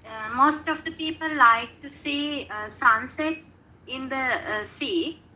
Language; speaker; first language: English; non-native, learner; Sinhala